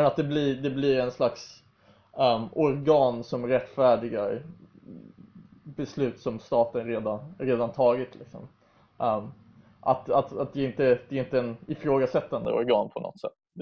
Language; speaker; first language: Swedish; native; Swedish